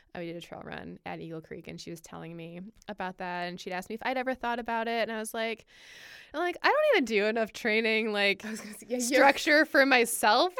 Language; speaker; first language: English; native; English